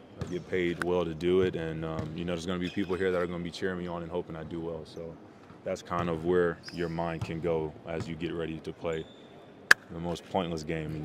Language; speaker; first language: English; native; English